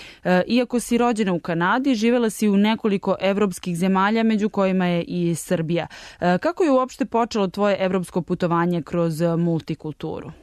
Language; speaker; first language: Serbian; native; Serbian